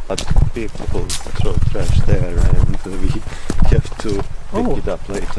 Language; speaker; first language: English; non-native, fluent; Serbian